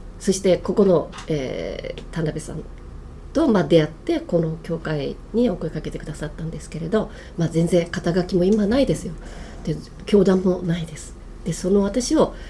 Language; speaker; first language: Japanese; native; Japanese